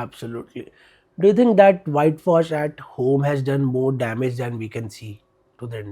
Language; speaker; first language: English; non-native, local second language; Hindi